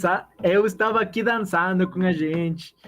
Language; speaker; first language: Portuguese; non-native, learner; Spanish